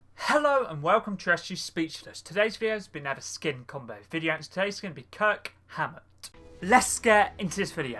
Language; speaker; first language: English; native; English